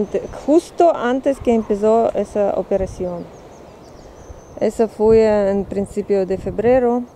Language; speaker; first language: Spanish; non-native, learner; Russian